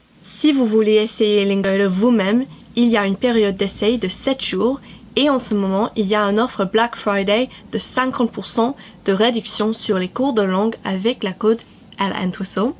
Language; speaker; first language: French; non-native, fluent; English